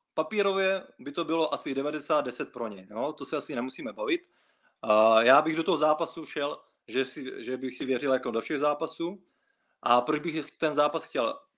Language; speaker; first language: Czech; early bilingual, other home language; Russian